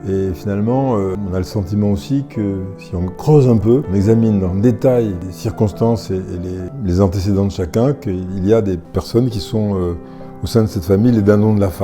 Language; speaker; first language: French; native; French